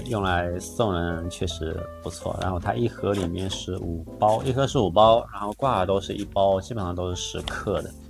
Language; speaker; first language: Chinese; native; Chinese